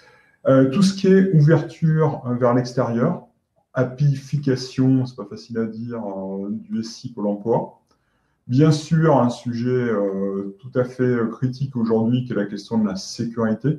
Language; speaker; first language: French; native; French